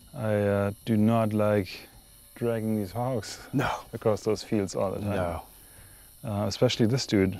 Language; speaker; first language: English; native; English